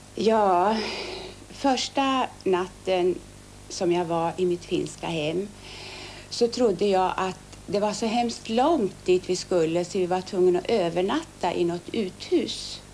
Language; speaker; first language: Swedish; early bilingual, other home language; Finnish